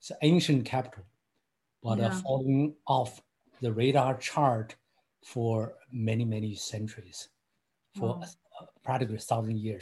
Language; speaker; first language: English; non-native, fluent; Chinese